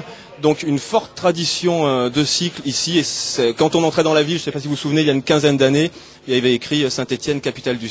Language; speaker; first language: French; native; French